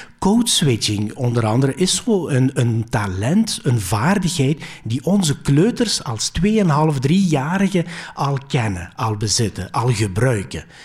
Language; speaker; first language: Dutch; early bilingual, other home language; Greek